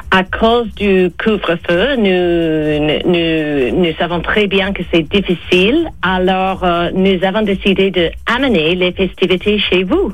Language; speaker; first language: French; non-native, fluent; English